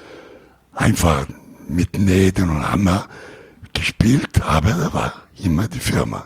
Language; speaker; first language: German; non-native, learner; Italian